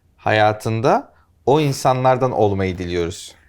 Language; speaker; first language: Turkish; native; Turkish